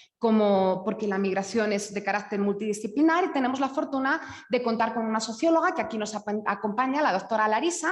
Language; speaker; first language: Spanish; native; Spanish